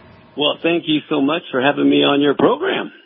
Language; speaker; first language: English; native; English